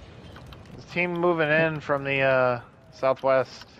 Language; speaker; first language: English; native; English